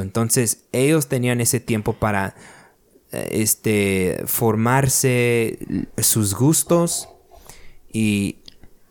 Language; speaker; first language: Spanish; early bilingual, other home language; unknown